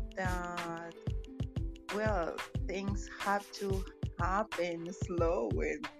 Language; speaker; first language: English; non-native, learner; Spanish